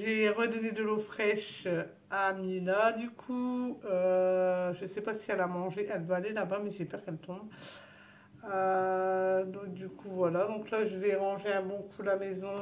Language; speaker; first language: French; native; French